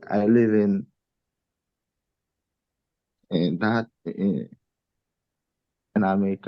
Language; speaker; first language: English; non-native, learner; Haitian Creole